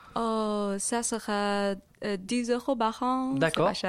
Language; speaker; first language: French; non-native, fluent; Chinese